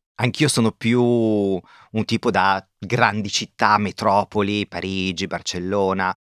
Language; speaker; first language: Italian; native; Italian